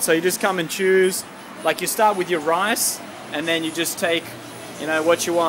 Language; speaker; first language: English; native; English